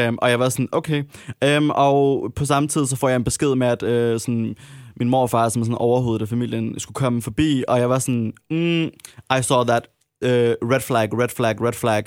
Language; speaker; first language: Danish; early bilingual, other home language; Arabic